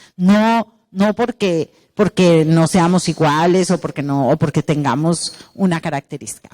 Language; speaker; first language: Spanish; native; Spanish